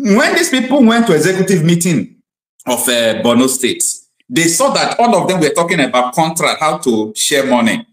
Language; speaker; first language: English; non-native, local second language; Igbo